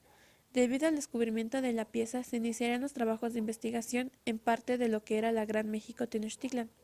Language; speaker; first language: Spanish; native; Spanish